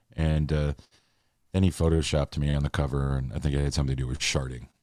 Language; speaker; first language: English; native; English